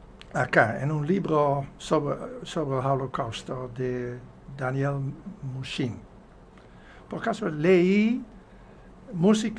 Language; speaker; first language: Spanish; non-native, fluent; Dutch